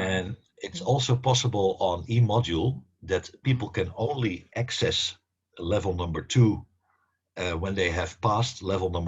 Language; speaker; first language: English; non-native, fluent; Dutch